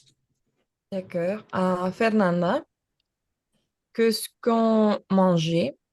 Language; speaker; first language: French; non-native, learner; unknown